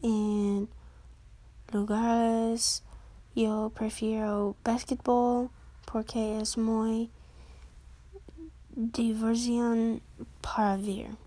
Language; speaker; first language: Spanish; non-native, learner; English